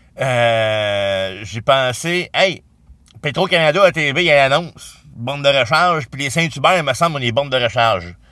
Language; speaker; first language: French; native; French